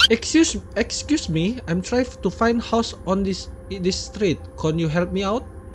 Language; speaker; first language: English; non-native, learner; Indonesian